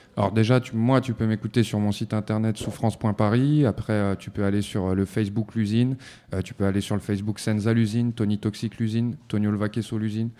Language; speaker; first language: French; native; French